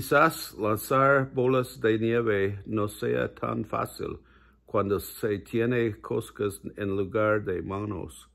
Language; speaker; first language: Spanish; non-native, learner; English